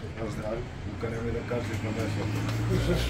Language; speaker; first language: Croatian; non-native, learner; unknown